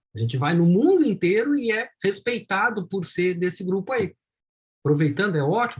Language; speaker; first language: Portuguese; native; Portuguese